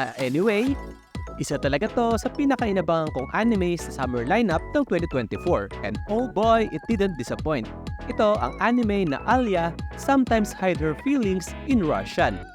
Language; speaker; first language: Filipino; native; Filipino